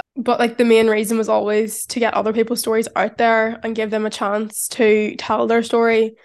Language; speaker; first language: English; native; English